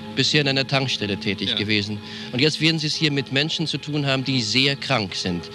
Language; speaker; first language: German; native; German